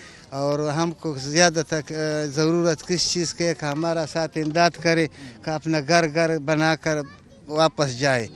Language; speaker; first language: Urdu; non-native, local second language; Pashto